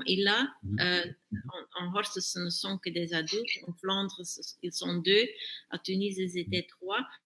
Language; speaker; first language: French; non-native, fluent; Dutch